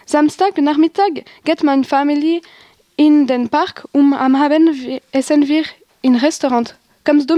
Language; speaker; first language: German; non-native, learner; French